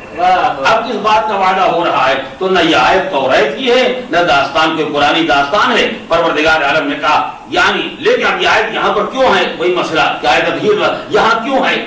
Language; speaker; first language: Urdu; native; Urdu